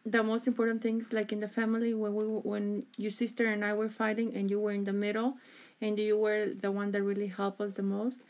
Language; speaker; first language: English; early bilingual, other home language; Spanish